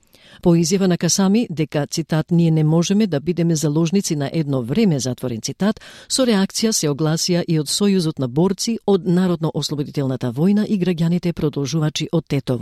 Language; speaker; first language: Macedonian; native; Macedonian